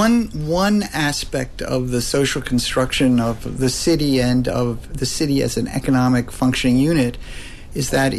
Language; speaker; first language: English; native; English